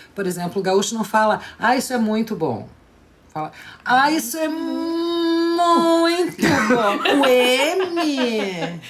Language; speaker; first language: Portuguese; native; Portuguese